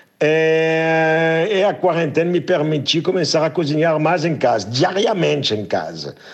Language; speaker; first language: Portuguese; non-native, fluent; French